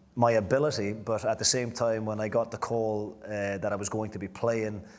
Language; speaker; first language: English; native; English